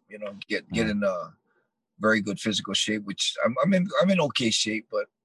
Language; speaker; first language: English; native; English